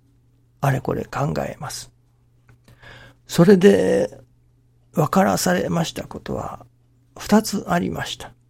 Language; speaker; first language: Japanese; native; Japanese